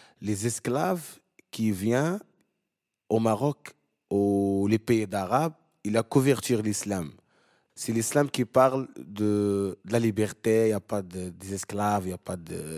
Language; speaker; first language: French; non-native, learner; Arabic